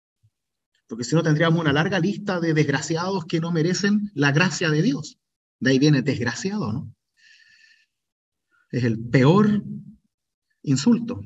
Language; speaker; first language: Spanish; native; Spanish